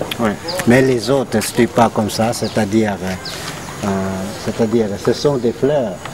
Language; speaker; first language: French; non-native, fluent; Lao